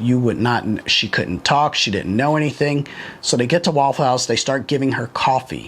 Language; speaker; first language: English; native; English